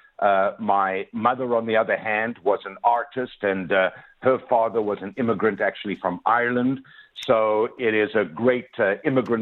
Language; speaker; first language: English; native; English